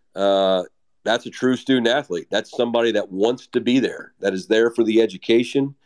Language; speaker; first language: English; native; English